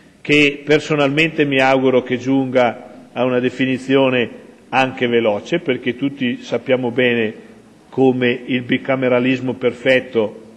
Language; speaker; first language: Italian; native; Italian